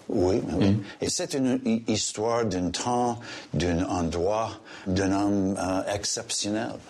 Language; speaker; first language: French; non-native, local second language; English